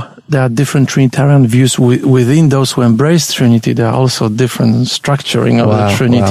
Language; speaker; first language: English; non-native, fluent; Polish